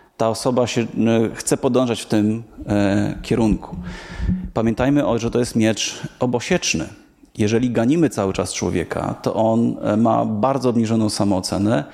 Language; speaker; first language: Polish; native; Polish